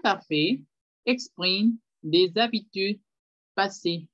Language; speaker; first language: French; non-native, fluent; Spanish